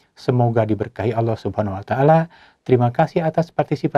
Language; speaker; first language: Indonesian; native; Indonesian